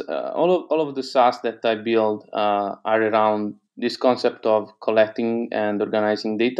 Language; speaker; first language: English; non-native, fluent; Italian